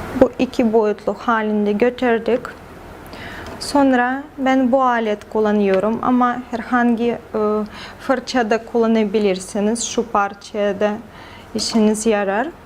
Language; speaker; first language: Turkish; non-native, fluent; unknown